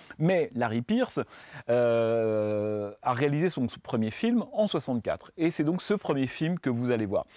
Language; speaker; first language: French; native; French